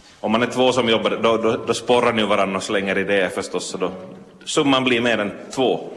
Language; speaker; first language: Swedish; native; Swedish